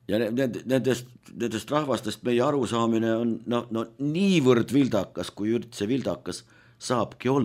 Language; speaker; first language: Estonian; native; Estonian